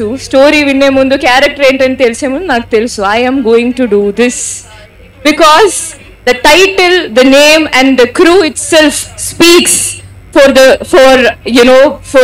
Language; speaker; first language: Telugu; non-native, local second language; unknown